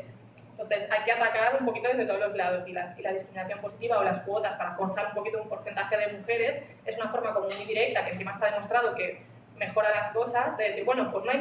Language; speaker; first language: Spanish; native; Spanish